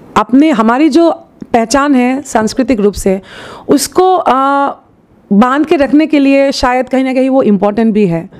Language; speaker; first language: Hindi; non-native, local second language; Assamese